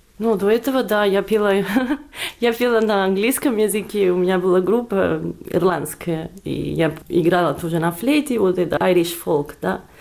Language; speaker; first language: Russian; non-native, fluent; Catalan